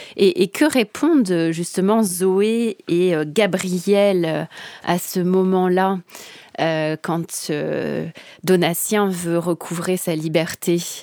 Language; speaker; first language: French; native; French